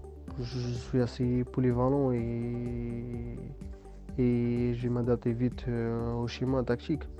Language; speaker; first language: French; non-native, local second language; Arabic